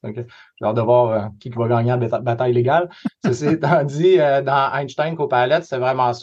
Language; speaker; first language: French; native; French